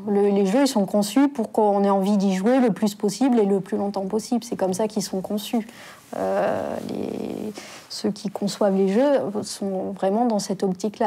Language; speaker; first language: French; native; French